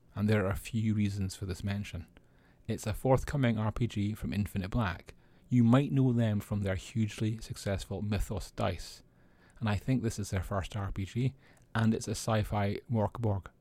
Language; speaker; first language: English; native; English